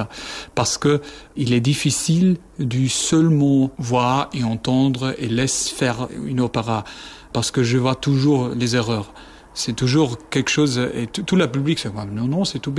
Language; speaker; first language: French; non-native, fluent; German